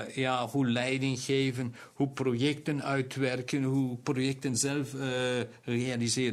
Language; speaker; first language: Dutch; non-native, local second language; German